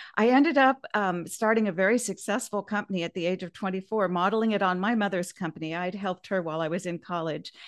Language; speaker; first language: English; native; English